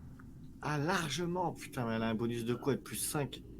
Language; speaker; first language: French; native; French